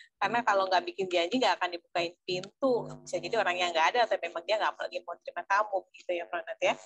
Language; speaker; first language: Indonesian; native; Indonesian